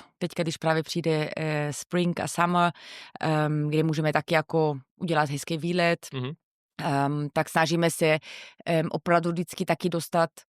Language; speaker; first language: Czech; non-native, fluent; German